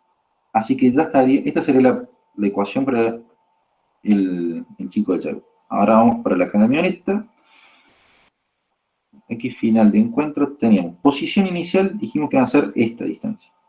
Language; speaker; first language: Spanish; native; Spanish